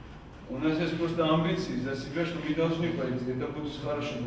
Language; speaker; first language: Russian; non-native, fluent; Georgian